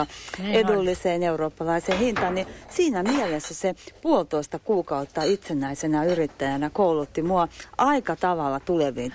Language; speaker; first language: Finnish; native; Finnish